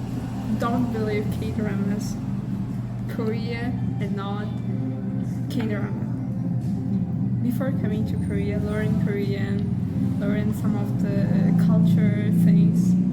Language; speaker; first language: English; non-native, learner; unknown